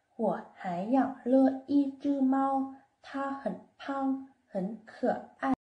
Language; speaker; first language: Chinese; non-native, learner; Vietnamese